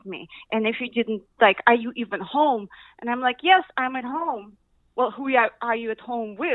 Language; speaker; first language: English; non-native, fluent; Russian